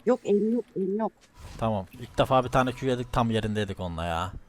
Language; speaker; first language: Turkish; native; Turkish